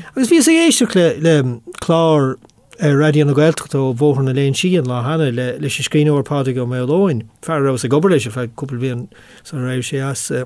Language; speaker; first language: Irish; non-native, local second language; English